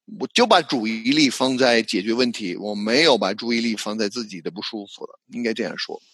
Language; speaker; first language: Chinese; non-native, fluent; English